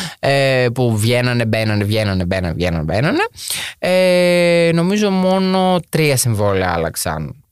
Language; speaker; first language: Greek; native; Greek